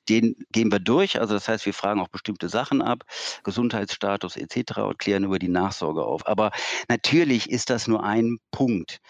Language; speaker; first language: German; native; German